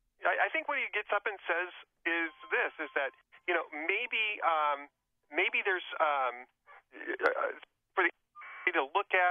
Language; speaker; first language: English; native; English